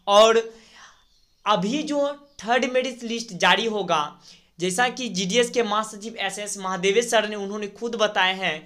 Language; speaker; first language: Hindi; native; Hindi